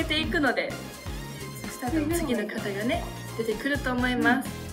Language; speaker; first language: Japanese; native; Japanese